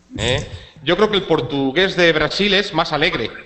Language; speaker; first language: Spanish; native; Spanish